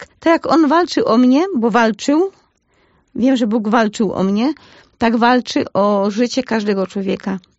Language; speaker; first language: Polish; native; Polish